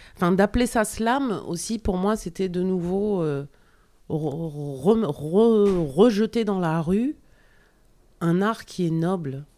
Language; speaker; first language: French; native; French